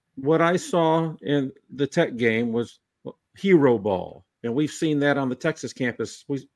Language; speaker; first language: English; native; English